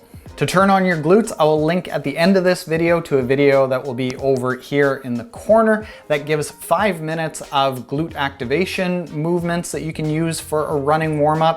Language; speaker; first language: English; native; English